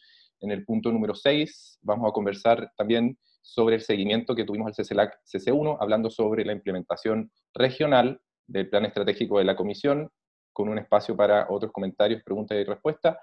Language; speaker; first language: Spanish; native; Spanish